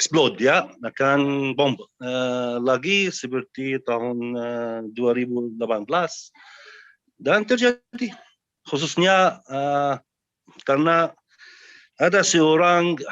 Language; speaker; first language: Indonesian; non-native, learner; Arabic